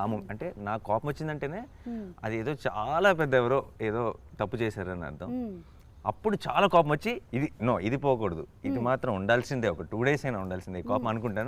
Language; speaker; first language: Telugu; native; Telugu